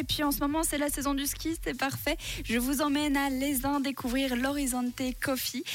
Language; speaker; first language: French; native; French